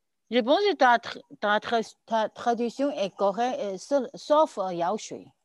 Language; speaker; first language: French; native; French